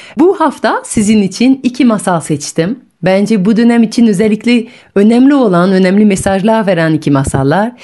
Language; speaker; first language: Turkish; non-native, fluent; French